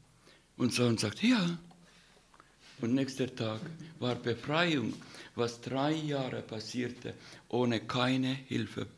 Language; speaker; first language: German; non-native, fluent; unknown